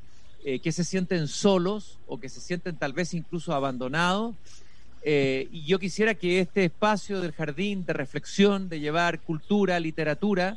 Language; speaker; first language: Spanish; native; Spanish